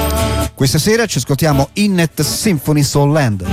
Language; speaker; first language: Italian; native; Italian